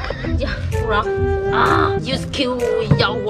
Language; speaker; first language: English; non-native, learner; Vietnamese